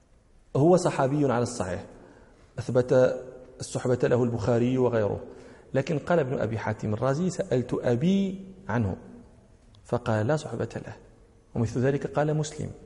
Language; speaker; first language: Arabic; native; Arabic